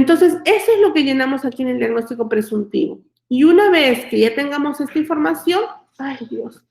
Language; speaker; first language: Spanish; native; Spanish